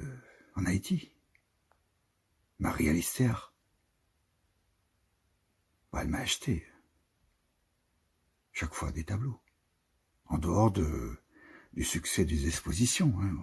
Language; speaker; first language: French; native; French